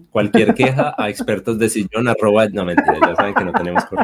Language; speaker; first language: Spanish; native; Spanish